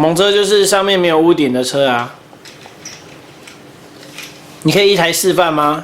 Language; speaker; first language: Chinese; native; Chinese